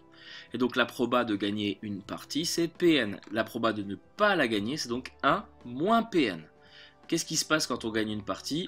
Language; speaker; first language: French; native; French